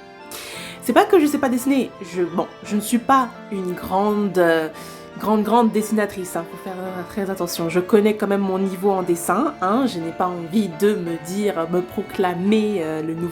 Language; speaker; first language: French; native; French